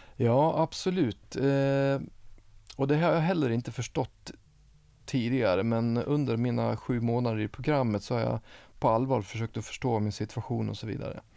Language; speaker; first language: Swedish; native; Swedish